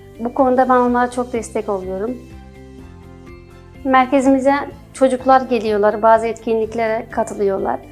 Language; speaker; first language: Turkish; non-native, fluent; Arabic